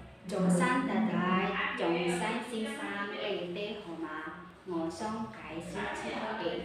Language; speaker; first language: Cantonese; non-native, learner; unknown